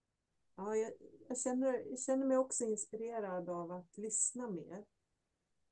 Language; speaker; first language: Swedish; native; Swedish